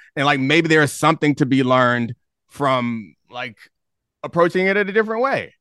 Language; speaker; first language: English; native; English